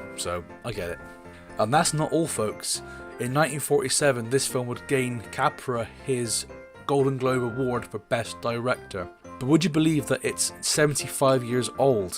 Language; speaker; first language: English; native; English